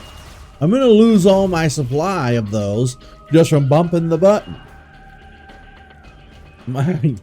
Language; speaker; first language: English; native; English